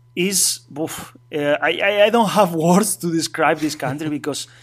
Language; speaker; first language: English; non-native, learner; Spanish